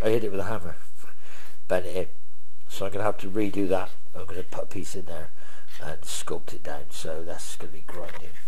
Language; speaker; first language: English; native; English